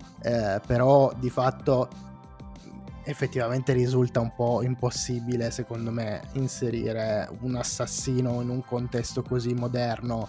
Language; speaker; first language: Italian; native; Italian